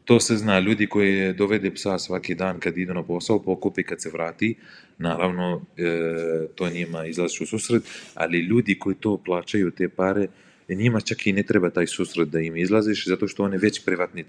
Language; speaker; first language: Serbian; non-native, learner; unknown